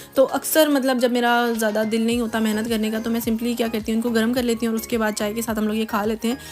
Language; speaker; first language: Urdu; native; Urdu